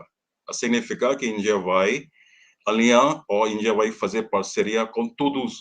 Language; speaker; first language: Portuguese; non-native, learner; Hindi